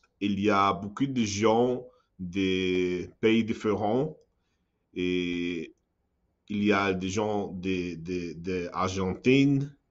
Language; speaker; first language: French; non-native, learner; English